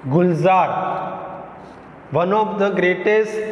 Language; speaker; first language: English; non-native, local second language; Gujarati